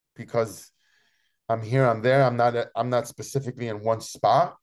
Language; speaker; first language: English; early bilingual, other home language; Spanish